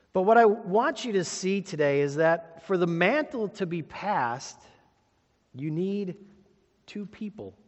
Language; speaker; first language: English; native; English